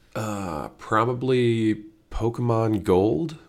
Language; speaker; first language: English; native; English